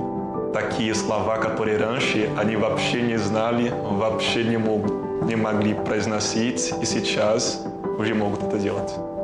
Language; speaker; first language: Russian; non-native, fluent; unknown